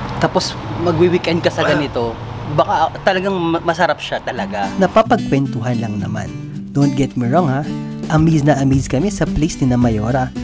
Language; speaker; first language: Filipino; native; Filipino